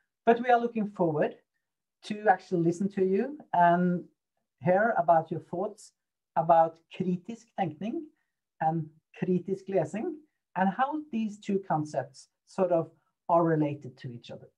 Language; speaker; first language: English; non-native, fluent; Norwegian